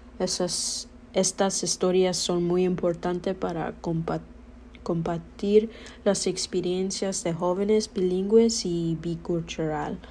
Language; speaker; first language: Spanish; early bilingual, heritage; Spanish